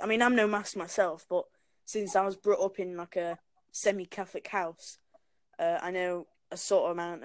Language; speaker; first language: English; native; English